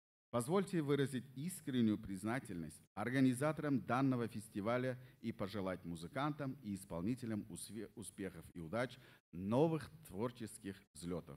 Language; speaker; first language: Russian; non-native, local second language; Persian